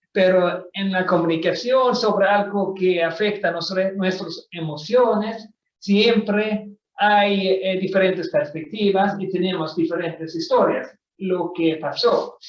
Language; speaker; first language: Spanish; non-native, fluent; Swedish